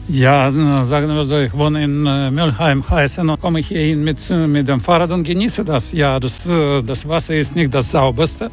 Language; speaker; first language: German; non-native, learner; Ukrainian